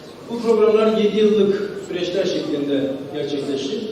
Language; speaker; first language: Turkish; early bilingual, heritage; Turkish